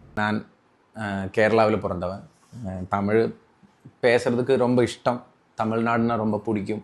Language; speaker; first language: Tamil; non-native, local second language; Malayalam